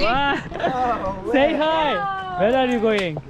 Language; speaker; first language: English; non-native, learner; Turkish